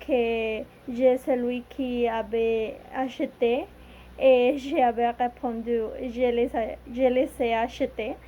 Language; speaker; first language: French; non-native, learner; Spanish